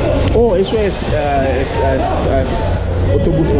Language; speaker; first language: Spanish; non-native, learner; Haitian Creole